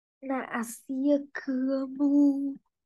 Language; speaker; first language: Chinese; non-native, learner; Vietnamese